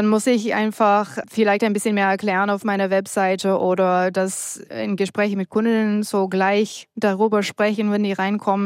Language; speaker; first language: German; non-native, fluent; English